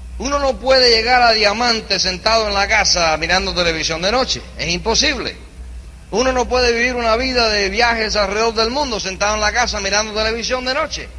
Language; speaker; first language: Spanish; early bilingual, heritage; Spanish